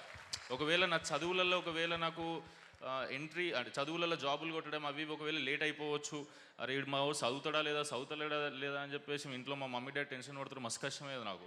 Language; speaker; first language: Telugu; native; Telugu